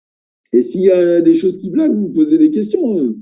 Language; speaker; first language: French; native; French